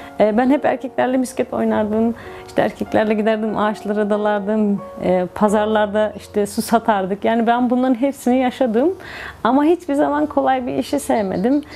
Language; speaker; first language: Turkish; native; Turkish